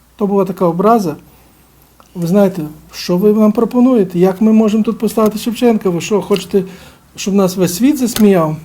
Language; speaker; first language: Ukrainian; native; Ukrainian